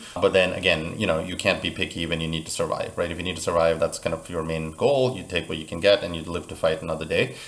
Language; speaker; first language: English; native; English